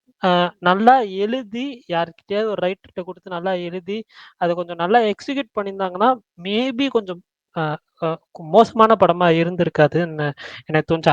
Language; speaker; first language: Tamil; native; Tamil